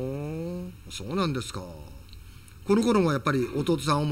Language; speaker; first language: Japanese; native; Japanese